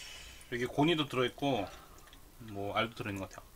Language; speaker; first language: Korean; native; Korean